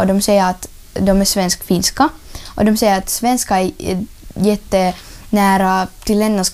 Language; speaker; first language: Swedish; non-native, learner; Ukrainian